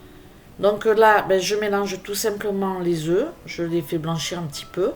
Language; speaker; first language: French; native; French